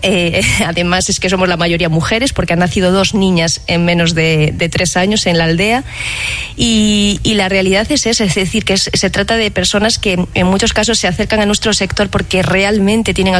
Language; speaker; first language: Spanish; native; Spanish